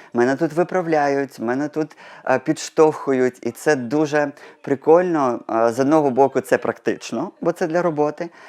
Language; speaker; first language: Ukrainian; non-native, local second language; Russian